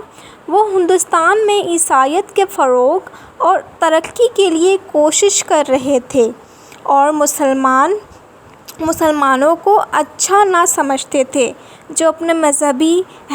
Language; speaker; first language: Urdu; non-native, local second language; Sindhi